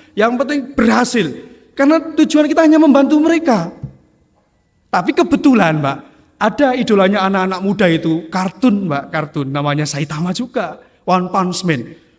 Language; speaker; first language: Indonesian; non-native, local second language; Javanese